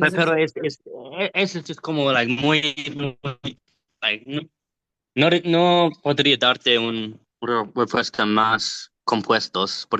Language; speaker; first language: Spanish; non-native, learner; English